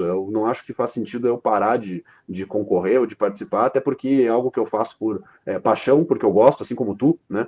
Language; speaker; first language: Portuguese; native; Portuguese